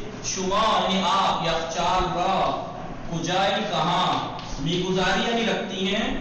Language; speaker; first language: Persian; non-native, fluent; Urdu